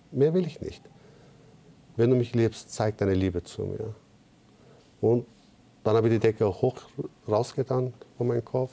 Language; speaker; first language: German; non-native, fluent; Turkish